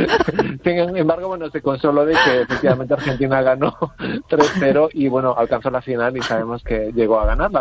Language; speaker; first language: Spanish; native; Spanish